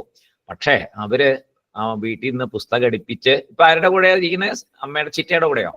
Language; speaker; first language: Malayalam; native; Malayalam